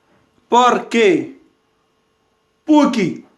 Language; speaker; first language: Spanish; non-native, fluent; Haitian Creole